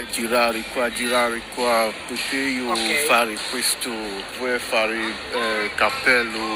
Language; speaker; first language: Italian; non-native, learner; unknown